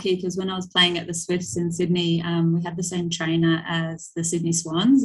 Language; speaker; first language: English; native; English